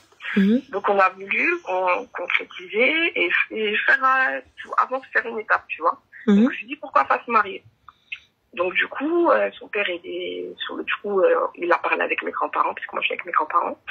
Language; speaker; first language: French; native; French